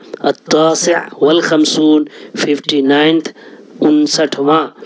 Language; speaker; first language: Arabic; non-native, fluent; Urdu